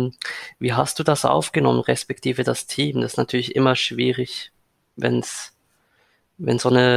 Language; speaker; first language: German; native; German